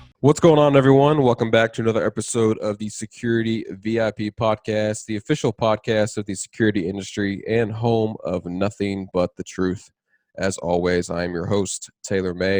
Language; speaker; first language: English; native; English